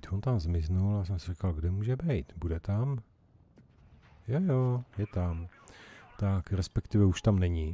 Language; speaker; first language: Czech; native; Czech